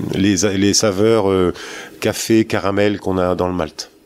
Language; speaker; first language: French; native; French